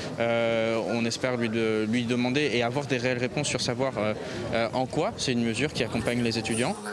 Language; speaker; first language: French; native; French